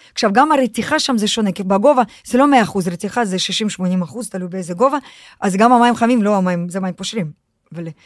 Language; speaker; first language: Hebrew; non-native, fluent; Russian